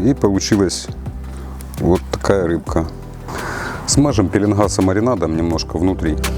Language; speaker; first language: Russian; native; Russian